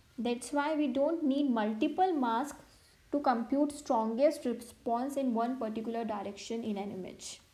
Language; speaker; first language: English; non-native, local second language; Hindi